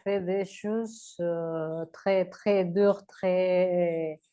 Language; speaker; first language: French; non-native, learner; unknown